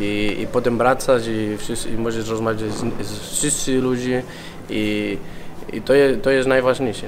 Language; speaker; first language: Polish; non-native, learner; Spanish